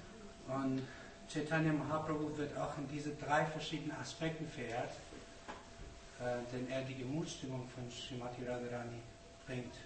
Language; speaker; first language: German; non-native, fluent; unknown